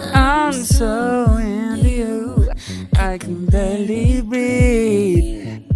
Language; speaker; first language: English; non-native, local second language; Afrikaans